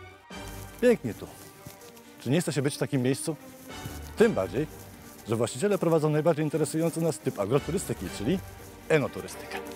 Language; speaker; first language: Polish; native; Polish